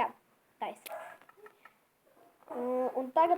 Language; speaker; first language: Latvian; non-native, local second language; Russian